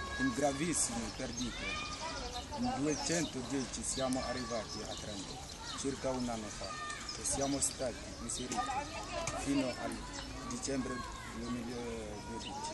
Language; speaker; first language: Italian; non-native, learner; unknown